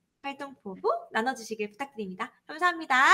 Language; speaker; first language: Korean; native; Korean